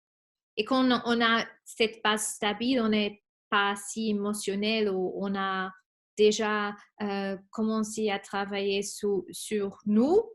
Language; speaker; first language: French; non-native, fluent; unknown